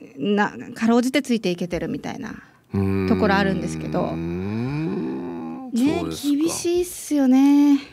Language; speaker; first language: Japanese; native; Japanese